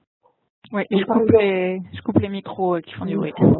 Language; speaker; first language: French; native; French